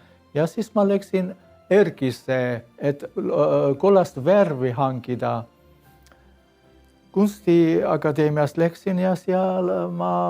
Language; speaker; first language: Estonian; non-native, learner; Armenian